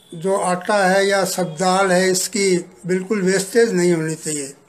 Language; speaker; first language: Hindi; native; Hindi